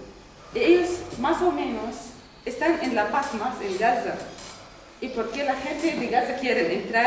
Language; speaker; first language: Spanish; non-native, learner; Arabic